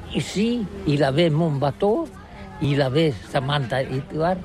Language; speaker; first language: French; non-native, learner; Catalan